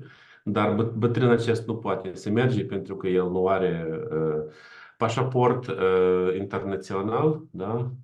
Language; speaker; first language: Romanian; non-native, learner; Ukrainian